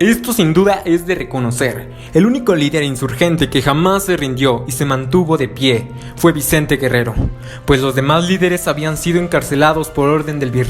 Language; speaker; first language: Spanish; native; Spanish